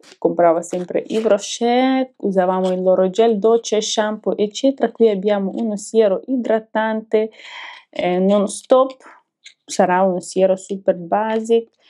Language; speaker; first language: Italian; non-native, fluent; Ukrainian